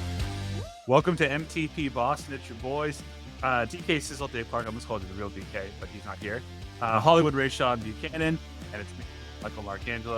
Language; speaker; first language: English; native; English